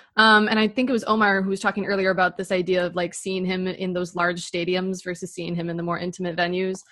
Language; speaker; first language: English; native; English